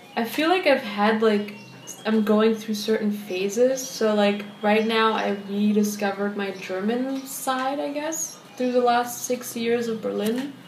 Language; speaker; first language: English; early bilingual, other home language; German